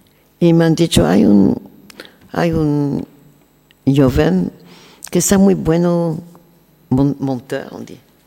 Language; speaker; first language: Spanish; non-native, learner; French